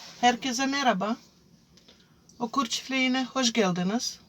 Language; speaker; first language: Turkish; non-native, fluent; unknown